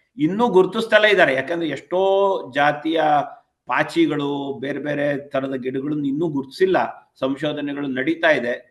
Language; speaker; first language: Kannada; non-native, local second language; Tamil